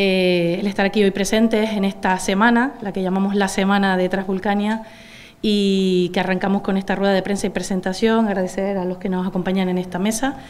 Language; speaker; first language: Spanish; native; Spanish